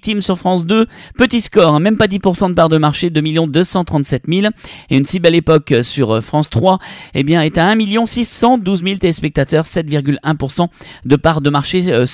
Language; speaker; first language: French; native; French